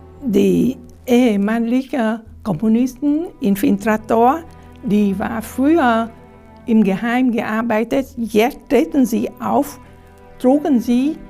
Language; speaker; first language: German; non-native, fluent; Vietnamese